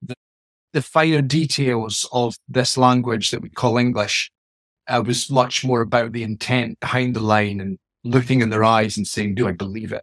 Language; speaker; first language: English; native; English